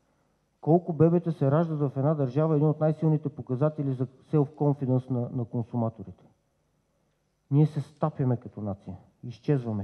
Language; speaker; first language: Bulgarian; native; Bulgarian